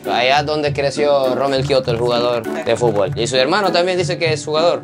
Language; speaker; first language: Spanish; non-native, fluent; Japanese